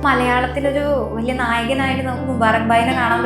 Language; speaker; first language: Malayalam; native; Malayalam